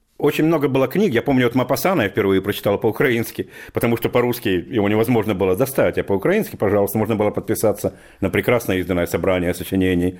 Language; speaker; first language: Russian; native; Russian